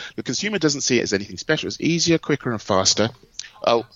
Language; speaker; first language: English; native; English